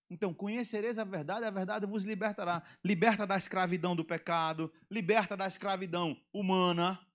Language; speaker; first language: Portuguese; native; Portuguese